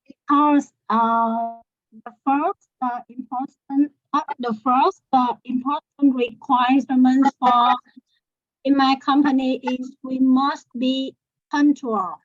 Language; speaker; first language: English; non-native, learner; Vietnamese